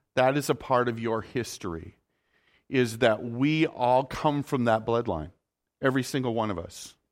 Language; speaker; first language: English; native; English